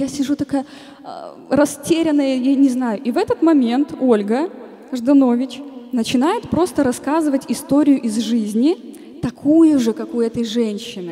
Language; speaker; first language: Russian; native; Russian